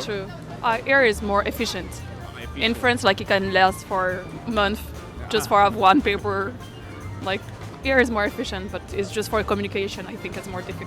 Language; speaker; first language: English; non-native, fluent; French